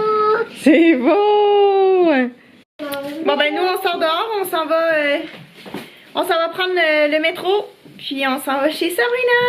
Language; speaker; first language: French; native; French